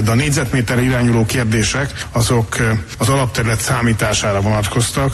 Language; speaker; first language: Hungarian; native; Hungarian